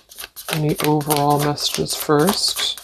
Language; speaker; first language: English; native; English